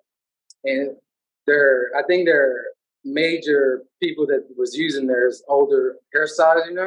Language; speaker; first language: English; native; English